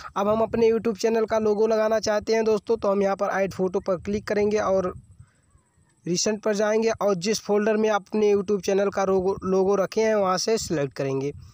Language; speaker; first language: Hindi; native; Hindi